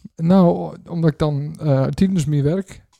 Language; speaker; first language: Dutch; native; Dutch